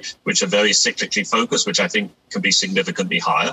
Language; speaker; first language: English; native; English